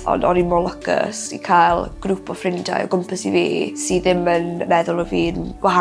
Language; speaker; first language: Welsh; non-native, local second language; English